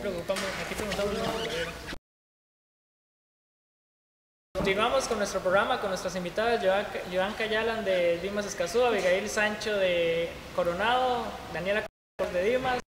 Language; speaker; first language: Spanish; native; Spanish